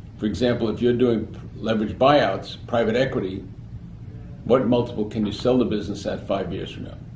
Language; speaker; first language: English; native; English